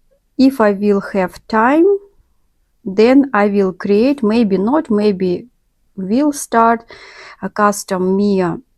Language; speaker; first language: English; non-native, learner; Russian